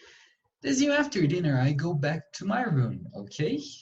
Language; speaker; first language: English; non-native, fluent; Portuguese